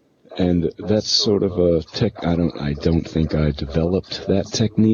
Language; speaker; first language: English; native; English